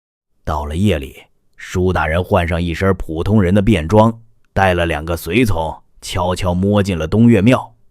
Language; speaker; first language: Chinese; native; Chinese